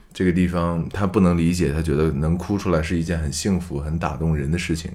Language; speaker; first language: Chinese; native; Chinese